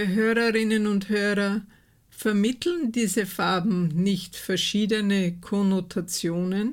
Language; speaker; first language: German; native; German